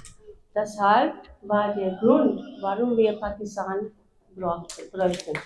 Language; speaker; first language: German; non-native, fluent; Urdu